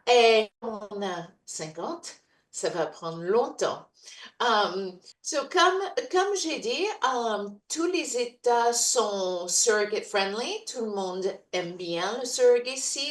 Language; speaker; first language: French; non-native, fluent; English